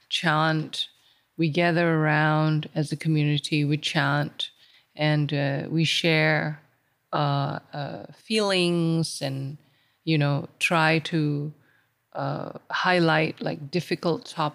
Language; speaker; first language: English; non-native, local second language; Malay